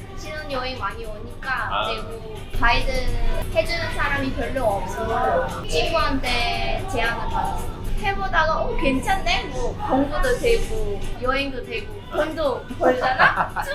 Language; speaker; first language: Korean; non-native, fluent; Indonesian